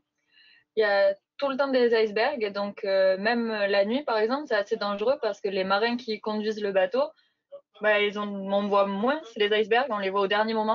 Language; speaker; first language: French; native; French